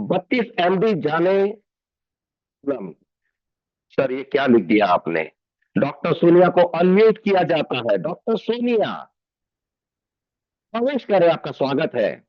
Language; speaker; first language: Hindi; native; Hindi